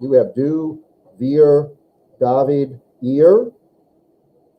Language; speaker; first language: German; non-native, fluent; English